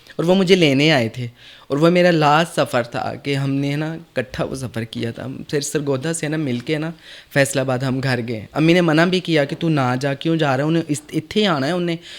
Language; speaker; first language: Urdu; non-native, local second language; Punjabi